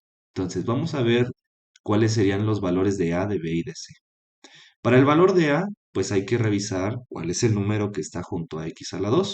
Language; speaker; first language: Spanish; native; Spanish